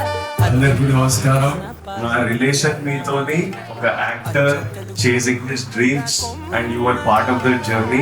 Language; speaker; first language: Telugu; native; Telugu